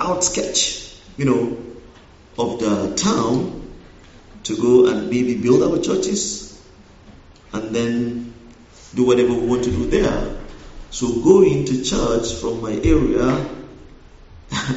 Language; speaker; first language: English; non-native, local second language; Hausa